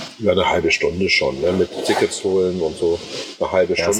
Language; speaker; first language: German; native; German